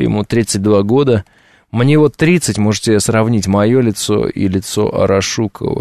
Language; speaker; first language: Russian; native; Russian